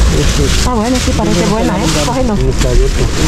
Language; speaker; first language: Spanish; non-native, fluent; Filipino